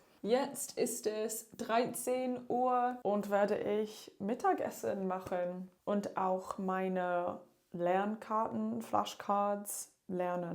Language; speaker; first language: German; non-native, learner; English